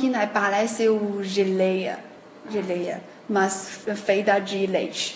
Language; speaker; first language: Portuguese; non-native, fluent; Chinese